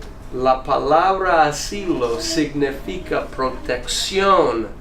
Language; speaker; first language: Spanish; non-native, fluent; English